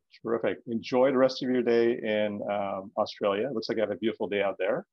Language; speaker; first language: English; native; English